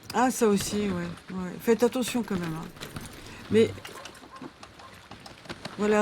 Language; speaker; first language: French; native; French